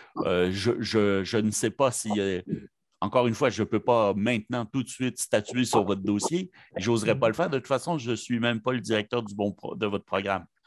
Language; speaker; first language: French; native; French